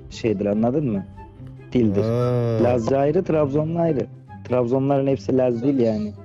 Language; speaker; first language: Turkish; native; Turkish